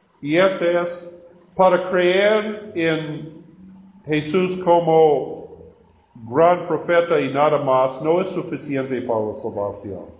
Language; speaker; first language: Spanish; non-native, learner; English